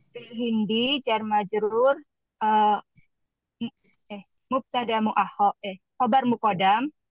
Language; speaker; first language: Arabic; non-native, learner; Indonesian